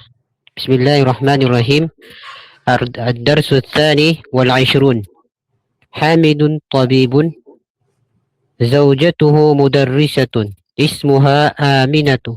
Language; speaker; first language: Arabic; non-native, learner; Filipino